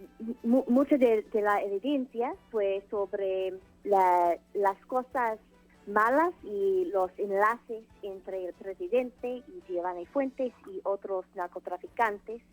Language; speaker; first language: Spanish; non-native, fluent; English